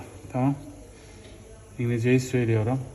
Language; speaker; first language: Turkish; non-native, fluent; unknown